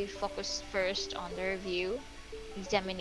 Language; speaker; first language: English; non-native, local second language; Filipino